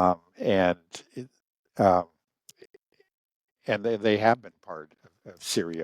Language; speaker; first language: English; native; English